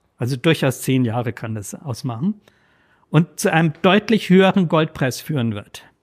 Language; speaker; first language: German; native; German